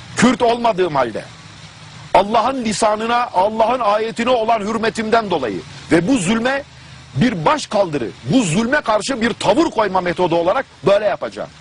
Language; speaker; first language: Turkish; non-native, fluent; German